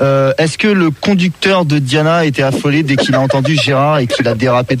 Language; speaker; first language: French; native; French